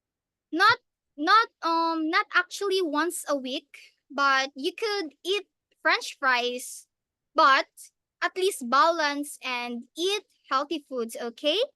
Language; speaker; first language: English; non-native, local second language; Filipino